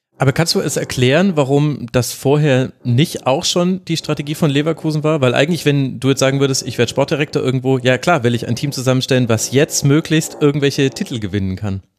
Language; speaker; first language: German; native; German